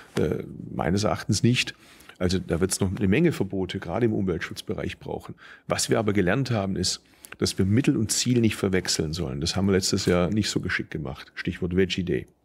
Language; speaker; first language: German; early bilingual, other home language; Turkish